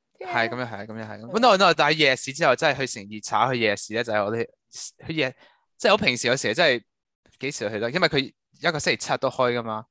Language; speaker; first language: Cantonese; early bilingual, heritage; Cantonese